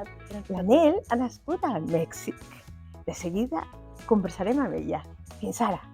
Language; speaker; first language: Catalan; non-native, fluent; Spanish